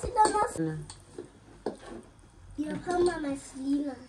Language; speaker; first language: Turkish; early bilingual, heritage; Turkish